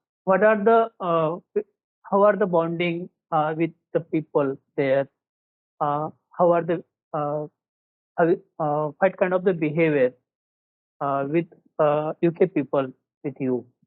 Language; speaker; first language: English; non-native, learner; Marathi